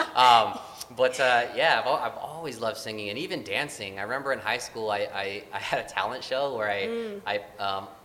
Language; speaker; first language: English; early bilingual, other home language; Filipino